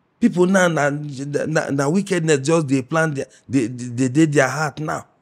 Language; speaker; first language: Nigerian Pidgin; non-native, local second language; Yoruba